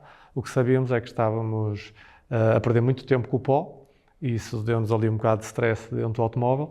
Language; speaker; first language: Portuguese; native; Portuguese